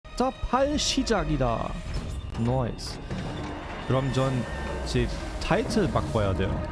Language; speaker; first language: Korean; non-native, fluent; German